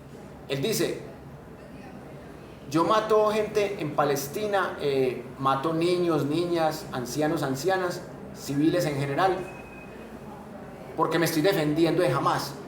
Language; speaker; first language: Spanish; native; Spanish